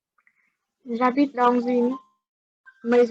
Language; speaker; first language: French; non-native, learner; Vietnamese